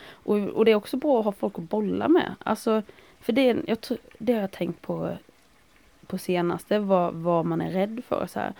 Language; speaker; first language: Swedish; native; Swedish